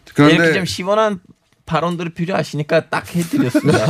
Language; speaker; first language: Korean; non-native, fluent; Turkish